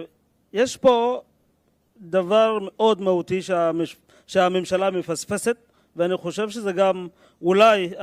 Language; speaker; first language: Hebrew; non-native, fluent; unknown